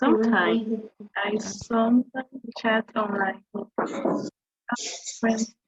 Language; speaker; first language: English; non-native, learner; Spanish